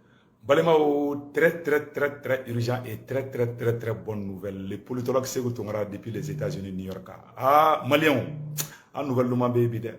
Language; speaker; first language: French; non-native, local second language; Bambara